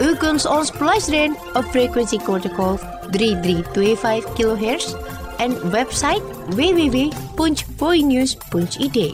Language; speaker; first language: Dutch; non-native, fluent; Indonesian